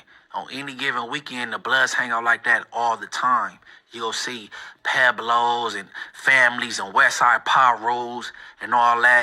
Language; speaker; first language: English; native; English